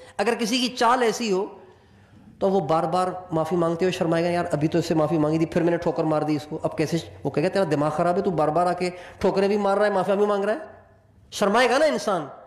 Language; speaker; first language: Urdu; non-native, local second language; Sindhi